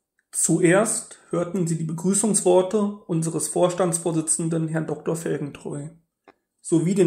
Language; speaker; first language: German; native; German